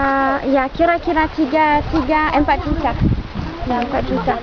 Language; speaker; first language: Indonesian; non-native, fluent; French